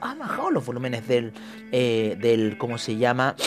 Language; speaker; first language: Spanish; native; Spanish